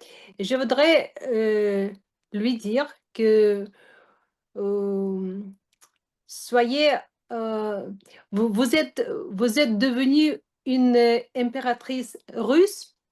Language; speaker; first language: French; non-native, fluent; Russian